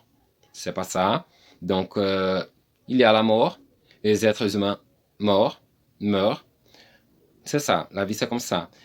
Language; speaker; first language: French; non-native, learner; Portuguese